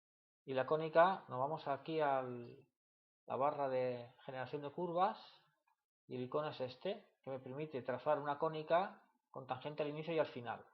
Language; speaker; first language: Spanish; native; Spanish